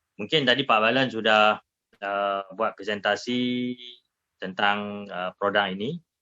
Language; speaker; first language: Malay; native; Malay